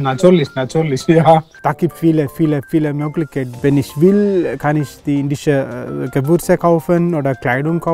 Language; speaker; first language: German; non-native, learner; Malayalam